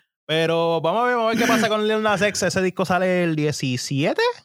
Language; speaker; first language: Spanish; early bilingual, heritage; Spanish